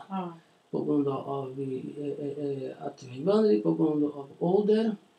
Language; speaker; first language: Swedish; non-native, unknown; Portuguese